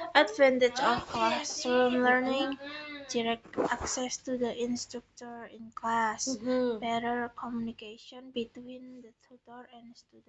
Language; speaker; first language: English; non-native, learner; Indonesian